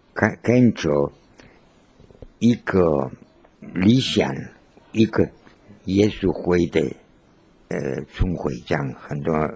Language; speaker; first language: Chinese; non-native, learner; Spanish